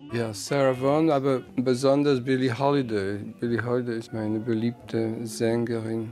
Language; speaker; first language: German; non-native, fluent; Polish